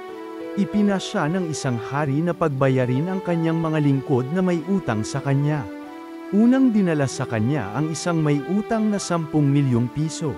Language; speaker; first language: Filipino; native; Filipino